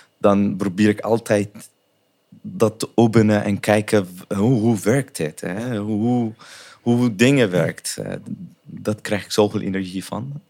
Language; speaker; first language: Dutch; non-native, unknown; Arabic